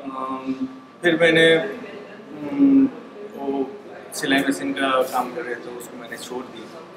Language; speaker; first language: Hindi; non-native, local second language; Bangla